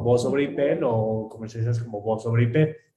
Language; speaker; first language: Spanish; native; Spanish